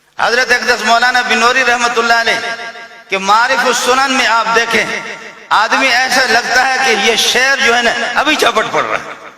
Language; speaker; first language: Urdu; non-native, local second language; Baluchi